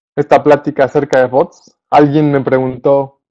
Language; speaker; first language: Spanish; native; Spanish